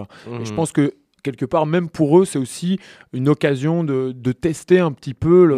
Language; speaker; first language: French; native; French